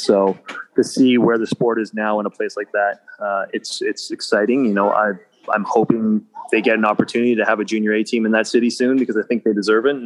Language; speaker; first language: English; native; English